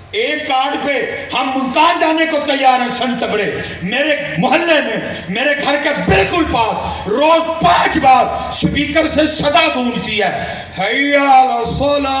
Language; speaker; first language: Urdu; non-native, local second language; Punjabi